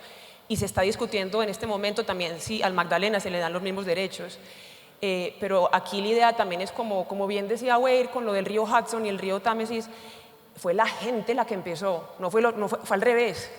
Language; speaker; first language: Spanish; native; Spanish